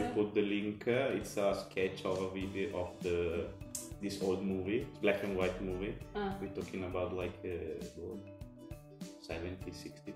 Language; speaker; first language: English; non-native, fluent; Italian